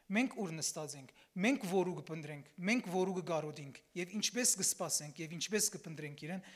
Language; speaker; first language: Armenian; early bilingual, heritage; Armenian